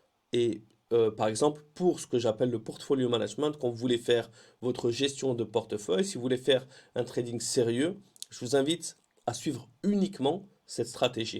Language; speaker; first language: French; native; French